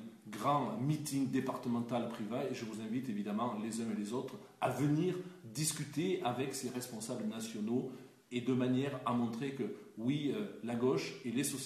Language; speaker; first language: French; native; French